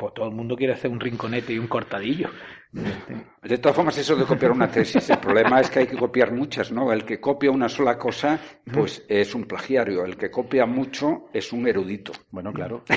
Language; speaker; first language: Spanish; native; Spanish